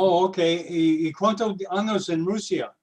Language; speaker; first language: Spanish; non-native, learner; English